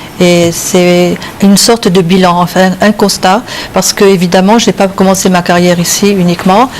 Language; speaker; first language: French; native; French